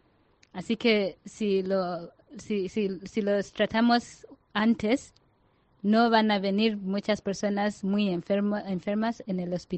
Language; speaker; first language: Spanish; non-native, fluent; Ganda